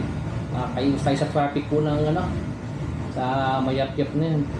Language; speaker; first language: Filipino; native; Filipino